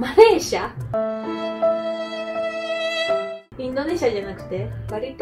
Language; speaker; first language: Japanese; non-native, local second language; Indonesian